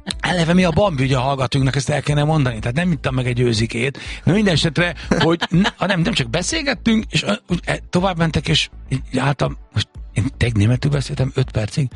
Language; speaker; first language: Hungarian; native; Hungarian